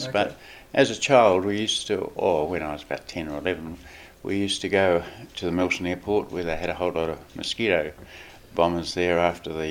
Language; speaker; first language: English; native; English